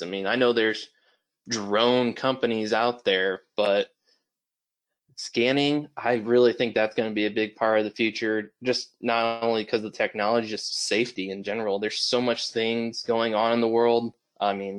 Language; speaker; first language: English; native; English